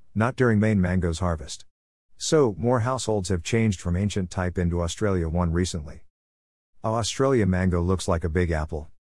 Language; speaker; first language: English; non-native, fluent; Vietnamese